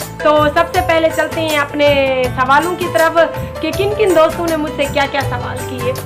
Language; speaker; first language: Urdu; native; Urdu